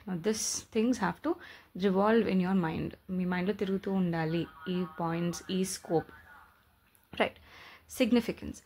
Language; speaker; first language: English; non-native, local second language; Telugu